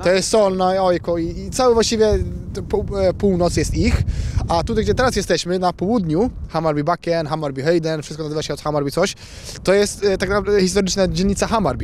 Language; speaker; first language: Polish; native; Polish